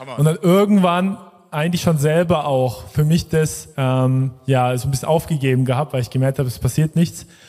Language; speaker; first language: German; native; German